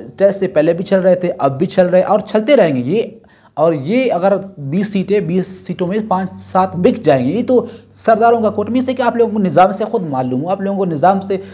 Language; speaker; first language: Urdu; non-native, local second language; Brahui